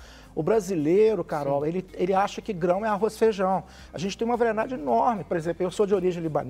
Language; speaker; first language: Portuguese; native; Portuguese